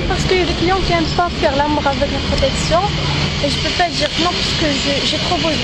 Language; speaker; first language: French; non-native, local second language; Arabic